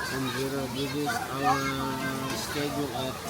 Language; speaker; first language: English; non-native, learner; Indonesian